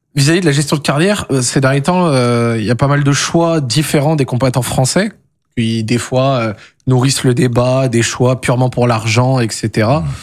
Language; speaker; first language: French; native; French